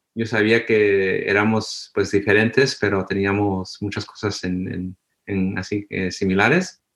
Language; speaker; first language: Spanish; early bilingual, heritage; Spanish